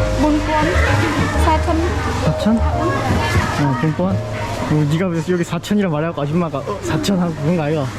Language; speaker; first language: Korean; native; Korean